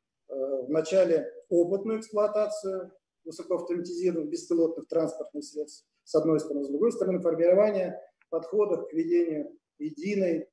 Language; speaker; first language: Russian; native; Russian